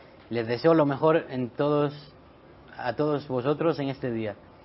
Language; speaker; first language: Spanish; native; Spanish